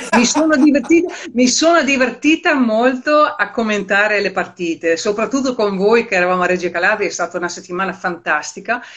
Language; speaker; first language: Italian; non-native, fluent; Dutch